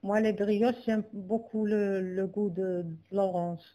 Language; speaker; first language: French; non-native, local second language; Arabic